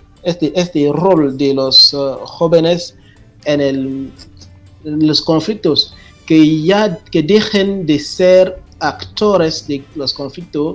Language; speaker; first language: Spanish; non-native, fluent; French